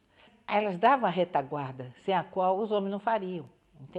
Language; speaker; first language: Portuguese; native; Portuguese